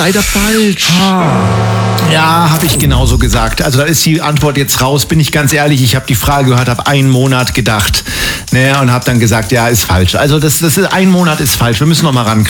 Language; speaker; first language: German; native; German